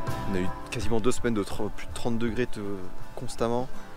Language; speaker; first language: French; native; French